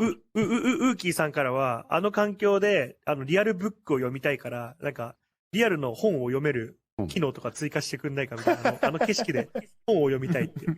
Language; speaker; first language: Japanese; native; Japanese